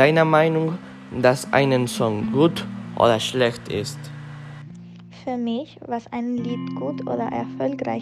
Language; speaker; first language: German; non-native, learner; Spanish